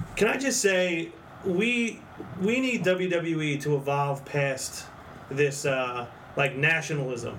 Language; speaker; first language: English; native; English